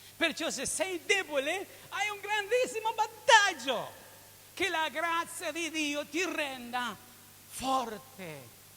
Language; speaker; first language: Italian; non-native, fluent; Spanish